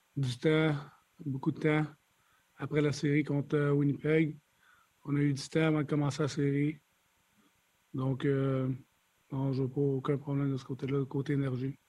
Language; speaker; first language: French; native; French